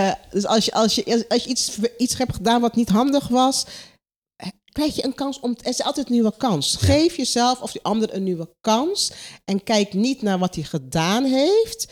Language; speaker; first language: Dutch; non-native, local second language; Papiamento